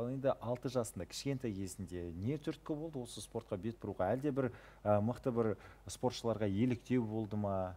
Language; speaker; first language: Kazakh; native; Kazakh